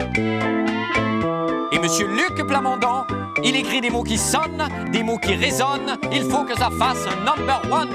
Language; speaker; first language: French; native; French